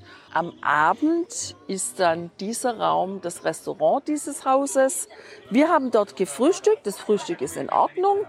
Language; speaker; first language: German; native; German